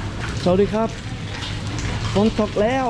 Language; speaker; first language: Thai; non-native, learner; English